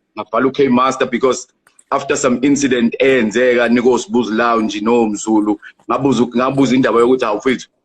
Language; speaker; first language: Zulu; native; Zulu